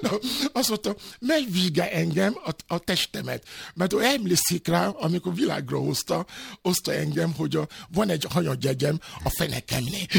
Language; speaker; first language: Hungarian; non-native, fluent; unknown